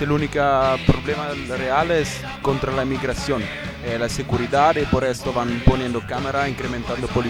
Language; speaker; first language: Spanish; non-native, learner; Italian